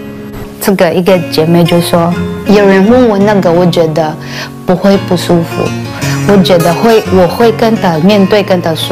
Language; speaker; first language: Chinese; non-native, fluent; Cebuano